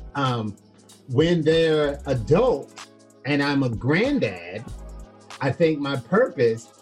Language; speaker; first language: English; native; English